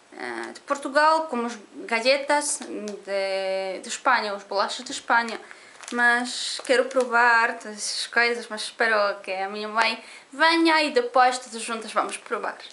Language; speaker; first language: Portuguese; non-native, learner; Polish